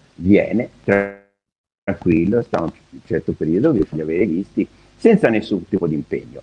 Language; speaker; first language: Italian; native; Italian